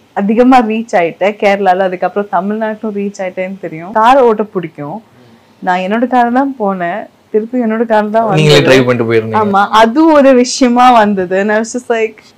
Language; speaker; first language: Tamil; non-native, learner; Malayalam